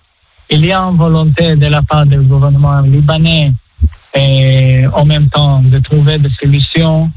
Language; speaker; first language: French; non-native, fluent; Hebrew